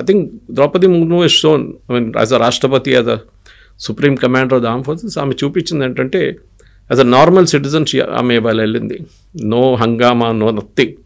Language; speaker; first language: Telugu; non-native, local second language; Malayalam